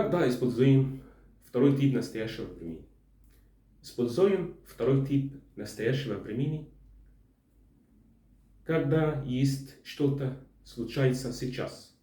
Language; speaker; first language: Russian; non-native, learner; Arabic